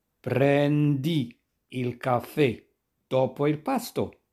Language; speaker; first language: Italian; non-native, fluent; Arabic